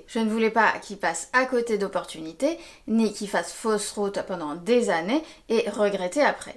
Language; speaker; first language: French; native; French